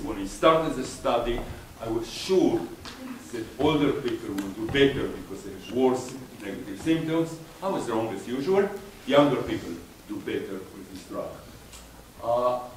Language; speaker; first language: English; non-native, fluent; Romanian